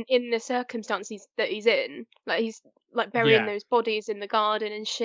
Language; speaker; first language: English; native; English